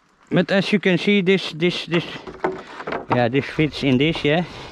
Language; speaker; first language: English; non-native, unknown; Dutch